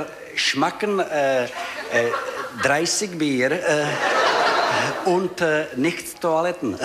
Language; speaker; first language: German; non-native, learner; Czech